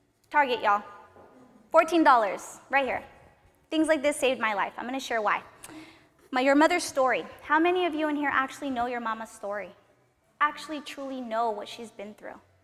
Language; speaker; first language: English; early bilingual, other home language; Spanish